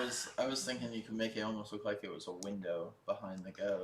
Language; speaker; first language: English; native; English